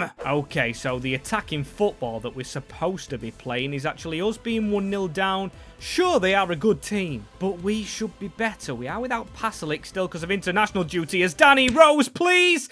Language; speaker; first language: English; native; English